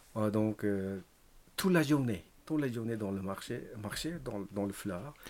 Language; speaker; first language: French; non-native, learner; Tibetan